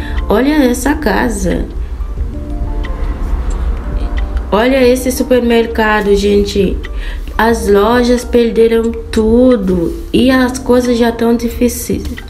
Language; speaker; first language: Portuguese; non-native, fluent; Haitian Creole